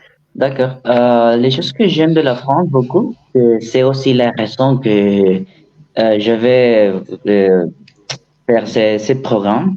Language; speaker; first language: French; non-native, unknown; Spanish